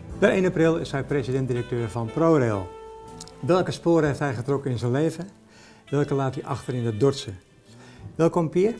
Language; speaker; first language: Dutch; native; Dutch